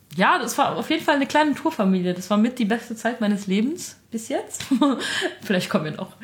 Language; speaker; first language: German; early bilingual, other home language; Armenian